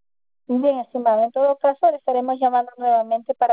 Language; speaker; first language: Spanish; native; Spanish